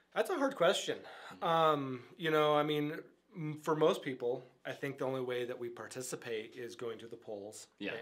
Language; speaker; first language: English; native; English